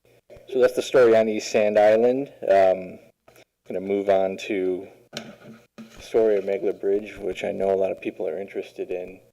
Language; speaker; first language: English; native; English